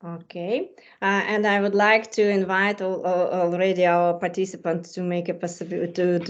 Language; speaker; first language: English; non-native, fluent; Ukrainian